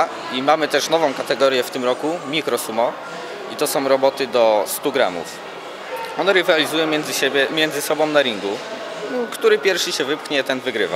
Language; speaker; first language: Polish; native; Polish